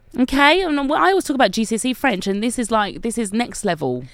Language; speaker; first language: English; native; English